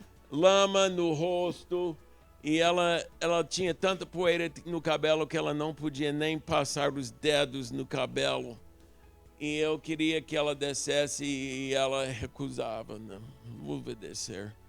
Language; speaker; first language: Portuguese; non-native, local second language; English